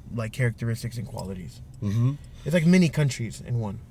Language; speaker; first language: English; native; English